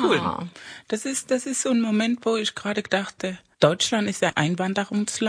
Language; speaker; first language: German; non-native, fluent; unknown